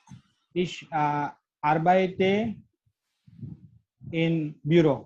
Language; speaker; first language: German; non-native, learner; Gujarati